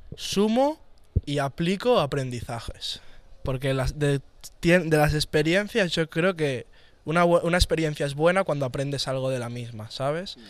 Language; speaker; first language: Spanish; native; Spanish